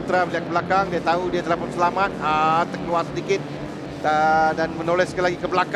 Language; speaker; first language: Malay; native; Malay